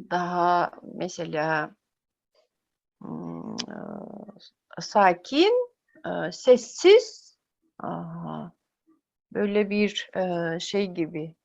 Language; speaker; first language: Turkish; non-native, fluent; Yakut